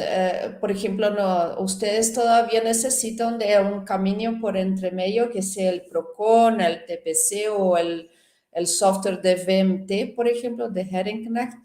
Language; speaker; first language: Spanish; non-native, fluent; Portuguese